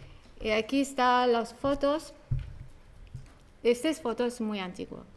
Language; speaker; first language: Spanish; non-native, learner; Arabic